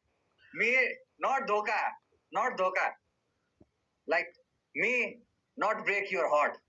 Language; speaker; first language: English; non-native, learner; Nepali